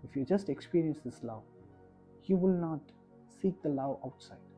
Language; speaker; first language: English; non-native, local second language; Kannada